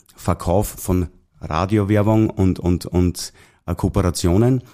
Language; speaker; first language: German; native; German